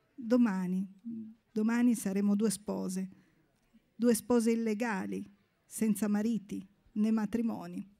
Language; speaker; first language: Italian; native; Italian